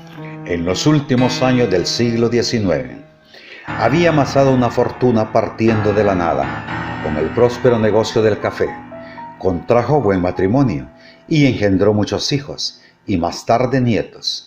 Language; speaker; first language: Spanish; native; Spanish